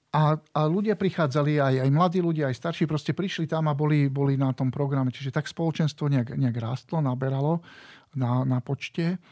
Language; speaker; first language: Slovak; native; Slovak